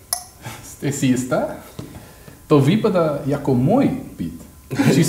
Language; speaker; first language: Czech; non-native, learner; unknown